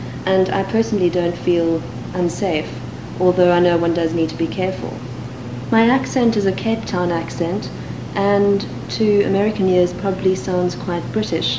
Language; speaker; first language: English; native; English